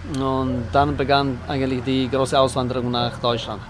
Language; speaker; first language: German; native; German